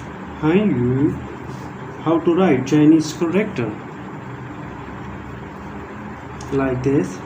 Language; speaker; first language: English; non-native, local second language; Urdu